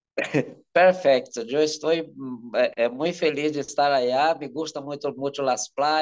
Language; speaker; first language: Spanish; non-native, learner; Portuguese